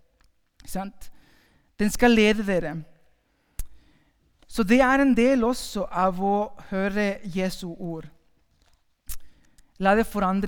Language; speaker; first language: Norwegian; non-native, fluent; Spanish